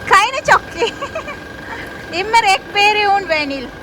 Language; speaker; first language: German; non-native, learner; Tamil